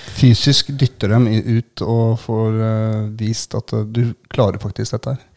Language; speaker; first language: Norwegian; native; Norwegian